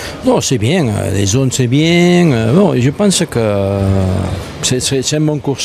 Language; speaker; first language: French; non-native, fluent; Spanish